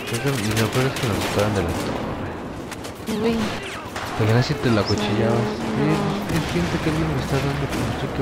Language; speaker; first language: Spanish; native; Spanish